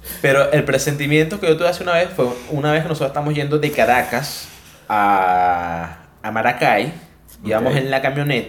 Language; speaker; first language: Spanish; native; Spanish